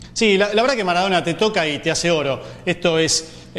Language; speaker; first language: Spanish; native; Spanish